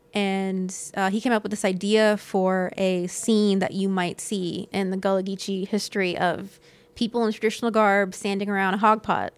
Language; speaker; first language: English; native; English